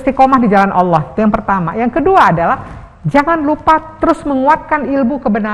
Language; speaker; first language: Indonesian; native; Indonesian